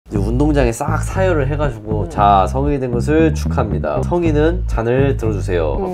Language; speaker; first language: Korean; native; Korean